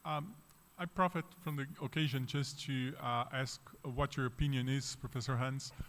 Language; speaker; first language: English; non-native, fluent; Portuguese